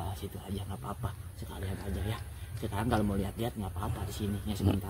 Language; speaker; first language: Indonesian; native; Indonesian